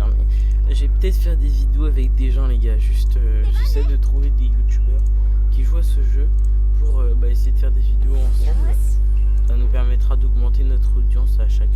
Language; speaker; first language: French; native; French